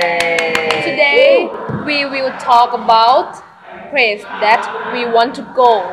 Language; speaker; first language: English; non-native, learner; Thai